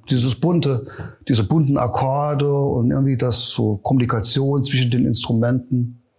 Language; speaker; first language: German; native; German